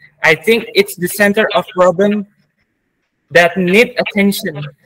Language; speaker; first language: English; non-native, learner; Indonesian